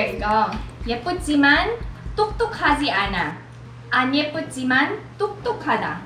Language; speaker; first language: Korean; non-native, local second language; Filipino